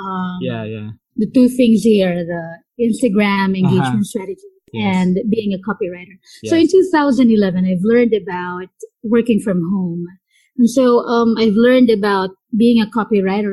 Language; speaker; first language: English; non-native, local second language; Filipino